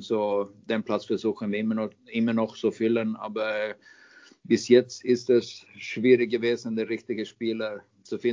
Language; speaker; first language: German; non-native, fluent; Swedish